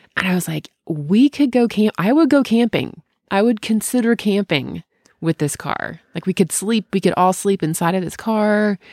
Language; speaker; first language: English; native; English